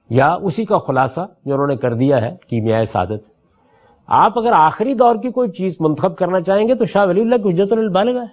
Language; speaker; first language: Urdu; native; Urdu